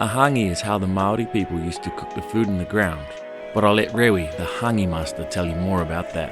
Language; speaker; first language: English; native; English